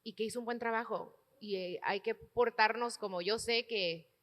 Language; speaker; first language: Spanish; early bilingual, heritage; Spanish